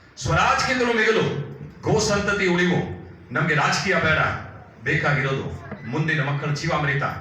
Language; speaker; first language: Kannada; non-native, local second language; Hindi